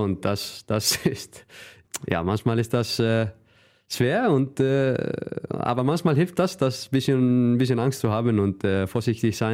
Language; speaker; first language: German; non-native, fluent; Icelandic